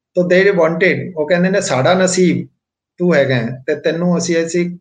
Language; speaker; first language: English; non-native, local second language; Punjabi